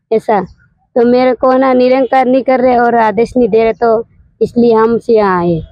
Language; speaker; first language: Hindi; native; Hindi